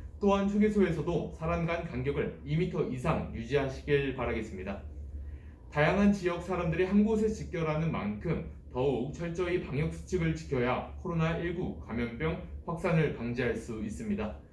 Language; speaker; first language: Korean; native; Korean